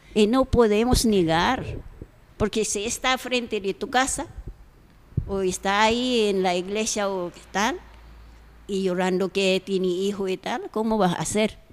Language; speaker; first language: Spanish; non-native, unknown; Filipino